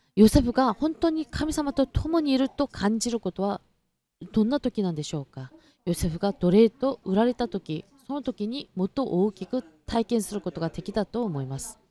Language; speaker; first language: Japanese; non-native, fluent; Korean